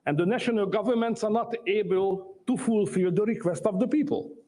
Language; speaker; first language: English; non-native, fluent; Hungarian